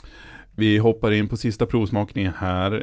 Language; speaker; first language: Swedish; native; Swedish